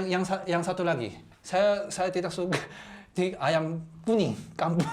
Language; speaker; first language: Indonesian; non-native, learner; Korean